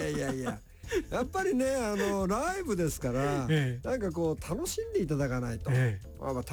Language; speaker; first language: Japanese; native; Japanese